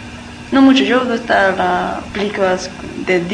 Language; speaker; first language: Spanish; non-native, learner; English